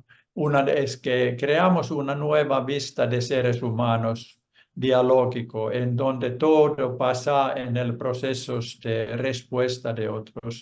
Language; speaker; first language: Spanish; non-native, fluent; Finnish